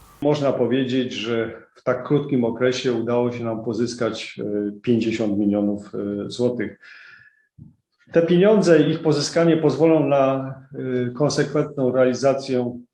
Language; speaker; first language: Polish; native; Polish